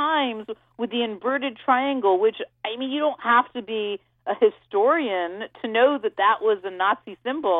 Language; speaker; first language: English; native; English